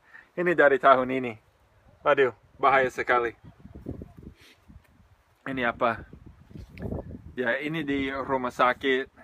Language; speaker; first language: Indonesian; non-native, fluent; English